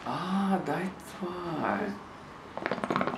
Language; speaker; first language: English; non-native, learner; Japanese